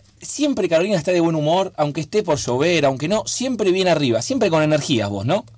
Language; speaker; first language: Spanish; native; Spanish